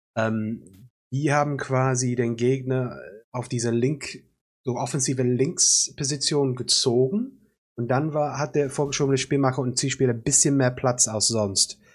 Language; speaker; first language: German; non-native, fluent; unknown